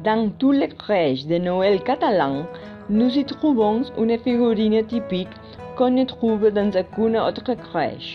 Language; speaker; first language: French; non-native, fluent; Catalan